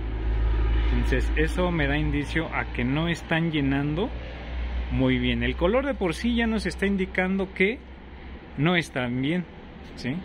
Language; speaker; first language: Spanish; native; Spanish